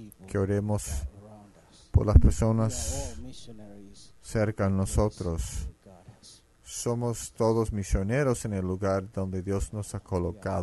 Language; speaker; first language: Spanish; non-native, fluent; Finnish